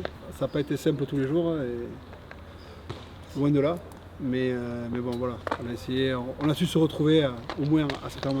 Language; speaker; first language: French; native; French